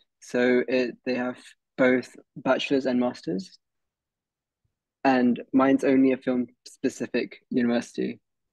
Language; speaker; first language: English; early bilingual, other home language; Hindi